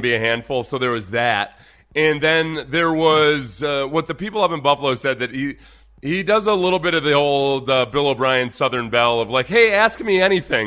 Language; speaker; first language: English; native; English